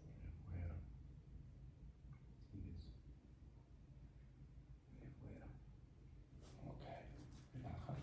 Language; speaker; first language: Spanish; non-native, fluent; Italian